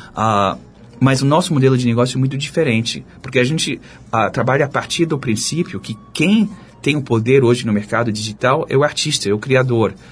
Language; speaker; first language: Portuguese; non-native, fluent; English